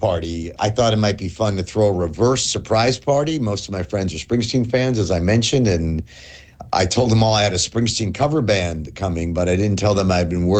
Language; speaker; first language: English; native; English